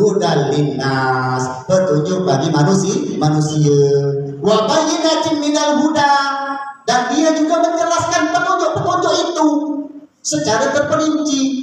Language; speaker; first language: Indonesian; native; Indonesian